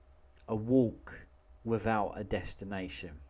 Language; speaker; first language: English; native; English